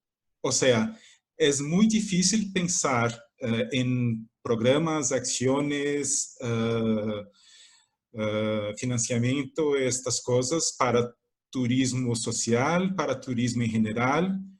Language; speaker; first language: Spanish; non-native, fluent; Portuguese